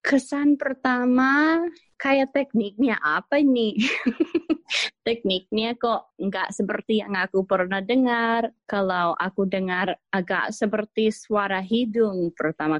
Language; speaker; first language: Indonesian; non-native, fluent; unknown